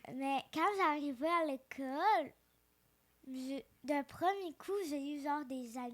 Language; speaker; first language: French; early bilingual, other home language; Ukrainian